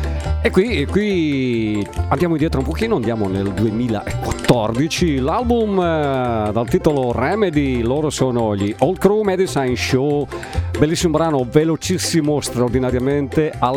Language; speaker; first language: Italian; native; Italian